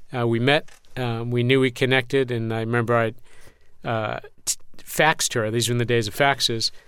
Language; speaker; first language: English; native; English